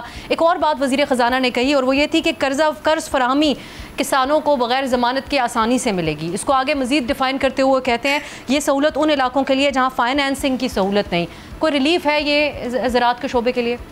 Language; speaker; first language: Urdu; native; Urdu